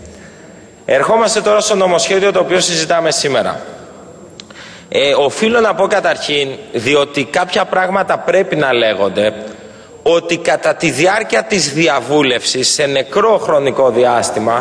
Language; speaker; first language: Greek; native; Greek